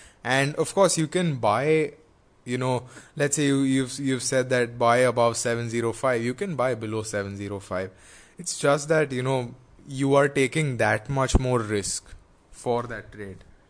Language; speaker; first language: English; non-native, local second language; Hindi